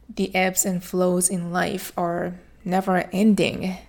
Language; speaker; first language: English; non-native, fluent; Japanese